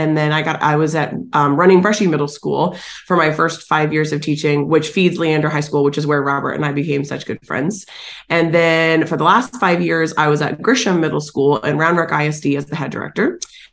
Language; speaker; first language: English; native; English